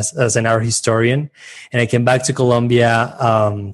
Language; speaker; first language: English; non-native, fluent; Spanish